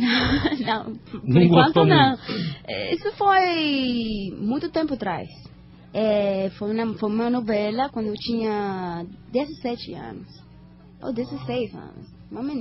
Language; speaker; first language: Portuguese; non-native, learner; Spanish